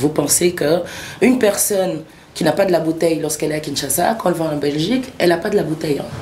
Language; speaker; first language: French; early bilingual, other home language; Swahili